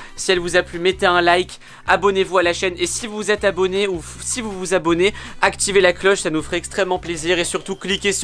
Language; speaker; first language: French; native; French